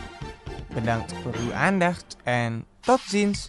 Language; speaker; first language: Dutch; non-native, fluent; Indonesian